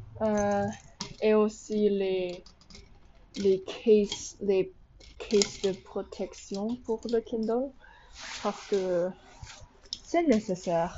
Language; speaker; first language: French; non-native, learner; English